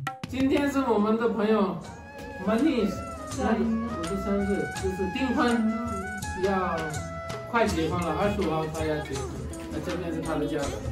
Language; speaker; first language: Chinese; non-native, fluent; Hindi